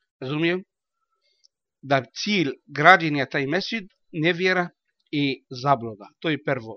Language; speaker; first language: Bosnian; non-native, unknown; Arabic